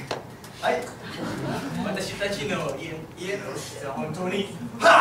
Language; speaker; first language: Japanese; non-native, learner; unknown